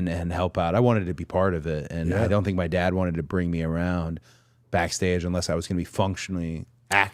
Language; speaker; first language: English; native; English